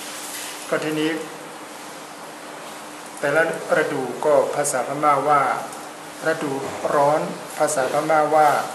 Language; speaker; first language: Thai; non-native, fluent; Burmese